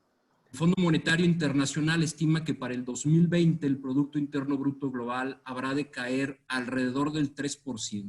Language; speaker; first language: Spanish; native; Spanish